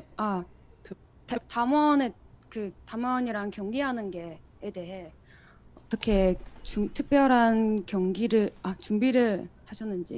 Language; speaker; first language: Korean; non-native, fluent; Chinese